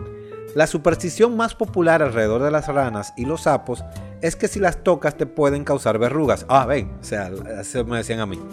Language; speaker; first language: Spanish; native; Spanish